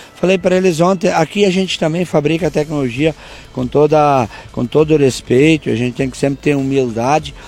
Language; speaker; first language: Portuguese; native; Portuguese